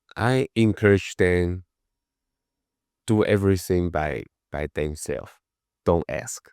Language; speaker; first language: English; non-native, learner; Chinese